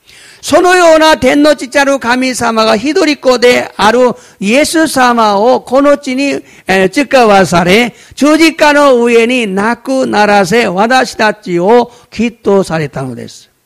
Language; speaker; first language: Japanese; non-native, fluent; Korean